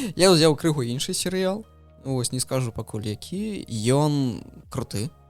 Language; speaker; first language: Belarusian; non-native, local second language; Russian